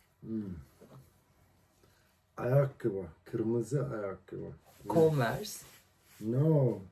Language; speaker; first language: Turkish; non-native, learner; Swedish